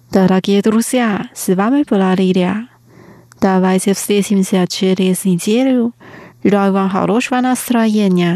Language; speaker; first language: Russian; non-native, fluent; Chinese